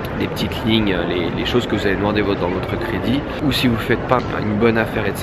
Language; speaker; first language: French; native; French